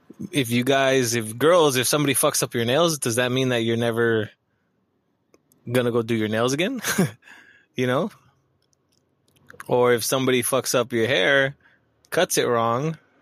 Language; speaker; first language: English; early bilingual, other home language; Spanish